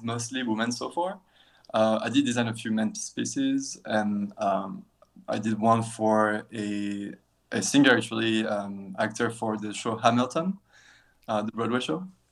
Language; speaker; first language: English; non-native, fluent; French